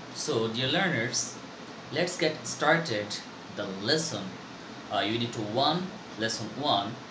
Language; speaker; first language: English; non-native, local second language; Bangla